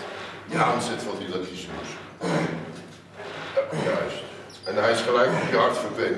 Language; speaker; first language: Dutch; native; Dutch